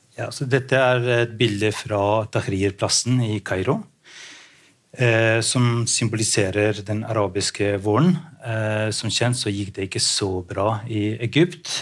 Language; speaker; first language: Norwegian; non-native, fluent; Albanian